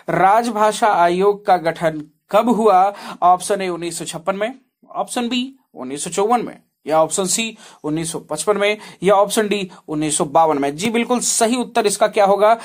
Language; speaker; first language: Hindi; native; Hindi